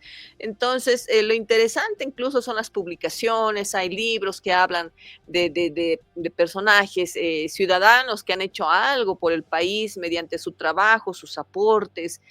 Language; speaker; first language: Spanish; native; Spanish